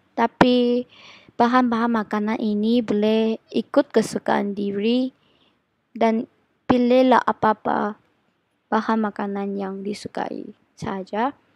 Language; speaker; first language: Malay; non-native, local second language; Chinese